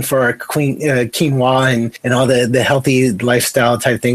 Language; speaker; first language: English; native; English